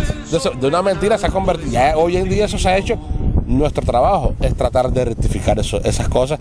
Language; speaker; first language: Spanish; native; Spanish